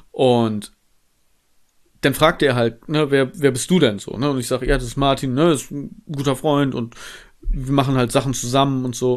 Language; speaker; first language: German; native; German